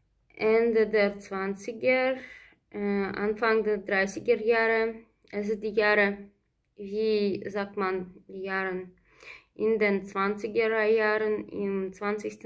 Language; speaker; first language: German; non-native, fluent; Russian